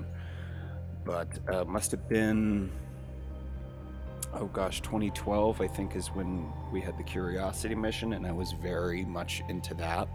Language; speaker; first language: English; native; English